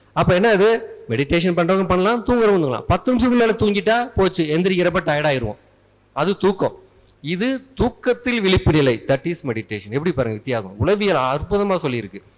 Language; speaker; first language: Tamil; native; Tamil